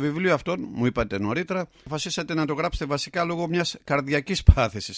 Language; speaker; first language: Greek; native; Greek